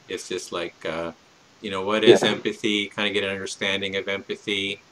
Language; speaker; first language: English; native; English